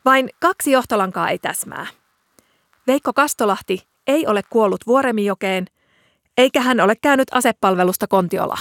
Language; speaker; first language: Finnish; native; Finnish